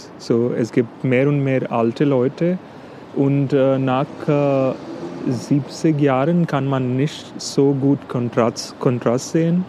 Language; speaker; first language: German; non-native, fluent; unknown